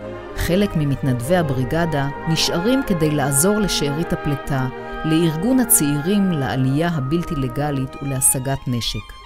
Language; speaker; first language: Hebrew; native; Hebrew